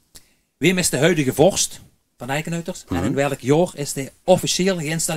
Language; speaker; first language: Dutch; native; Dutch